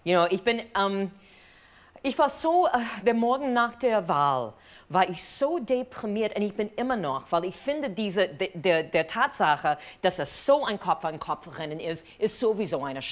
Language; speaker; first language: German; non-native, fluent; English